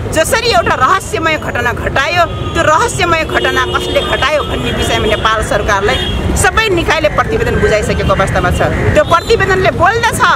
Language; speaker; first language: Nepali; non-native, local second language; Rana Tharu